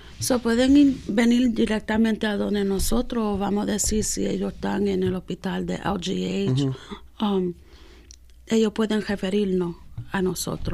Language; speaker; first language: Spanish; early bilingual, heritage; Spanish